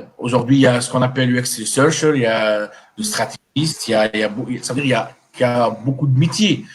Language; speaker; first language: French; non-native, local second language; Arabic